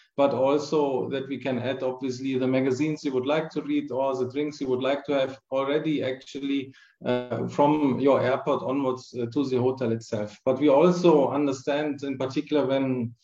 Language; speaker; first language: English; non-native, fluent; German